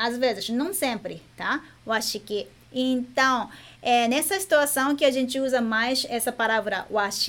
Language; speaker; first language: Portuguese; non-native, fluent; Japanese